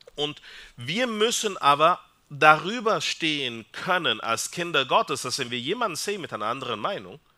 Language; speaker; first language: German; non-native, fluent; Spanish